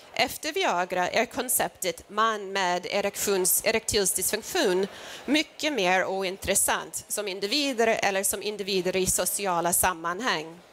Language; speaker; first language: Swedish; non-native, fluent; English